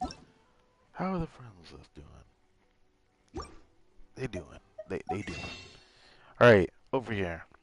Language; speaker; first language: English; native; English